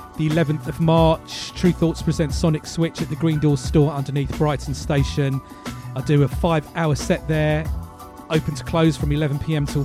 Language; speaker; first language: English; native; English